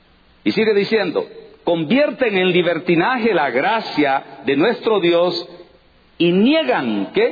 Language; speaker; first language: Spanish; native; Spanish